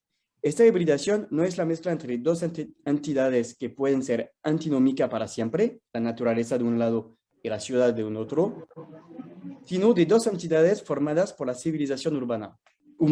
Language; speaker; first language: Spanish; non-native, fluent; French